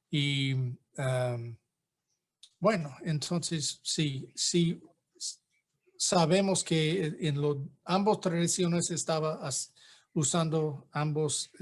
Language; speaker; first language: Spanish; non-native, fluent; English